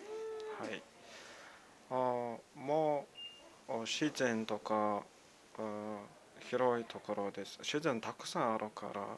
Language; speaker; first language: Japanese; non-native, learner; Mongolian